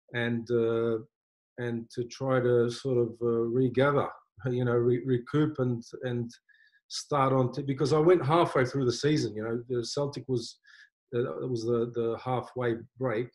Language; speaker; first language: English; native; English